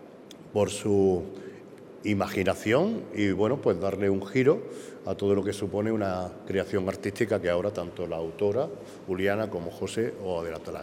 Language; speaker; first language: Spanish; native; Spanish